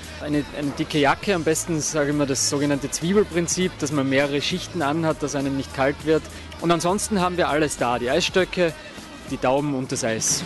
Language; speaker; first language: German; native; German